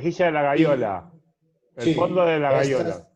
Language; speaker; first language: Spanish; native; Spanish